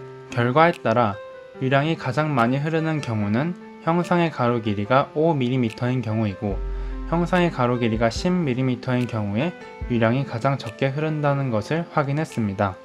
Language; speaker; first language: Korean; native; Korean